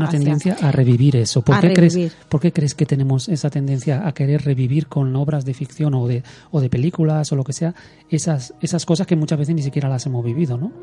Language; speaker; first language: Spanish; native; Spanish